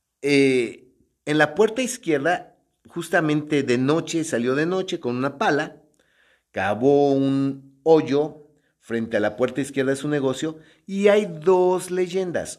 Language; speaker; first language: Spanish; native; Spanish